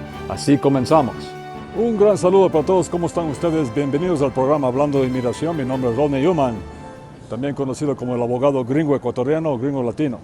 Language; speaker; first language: Spanish; native; Spanish